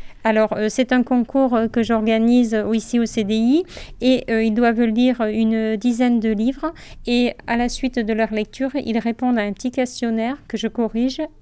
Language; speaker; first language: French; native; French